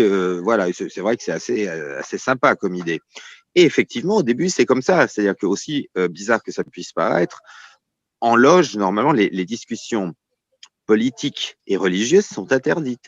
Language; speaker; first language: French; native; French